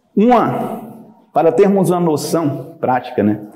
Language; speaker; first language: Portuguese; native; Portuguese